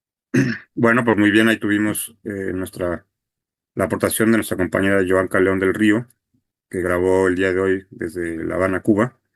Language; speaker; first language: Spanish; native; Spanish